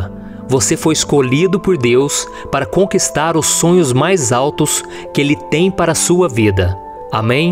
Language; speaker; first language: Portuguese; native; Portuguese